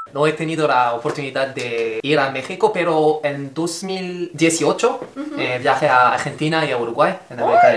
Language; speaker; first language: Spanish; non-native, fluent; French